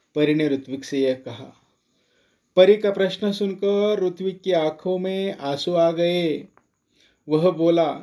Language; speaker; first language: Hindi; non-native, local second language; Marathi